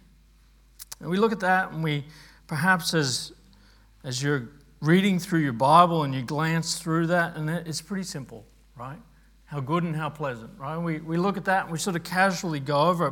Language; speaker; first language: English; native; English